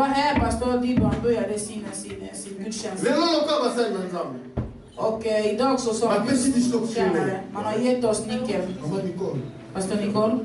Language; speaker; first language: Swedish; non-native, fluent; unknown